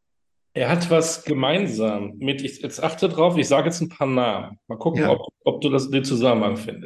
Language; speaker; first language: German; native; German